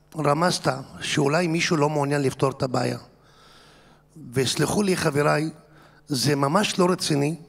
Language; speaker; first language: Hebrew; non-native, local second language; Arabic